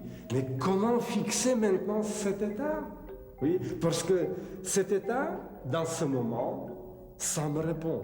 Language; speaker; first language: French; non-native, fluent; Czech